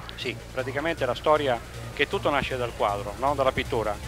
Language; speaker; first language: Italian; native; Italian